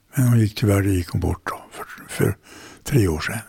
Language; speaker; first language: Swedish; native; Swedish